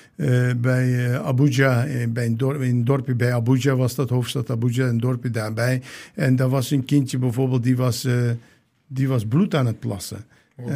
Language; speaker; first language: Dutch; early bilingual, other home language; Turkish